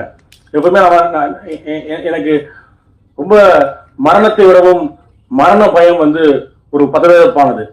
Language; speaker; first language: Tamil; native; Tamil